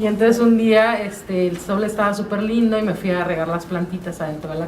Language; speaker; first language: Spanish; native; Spanish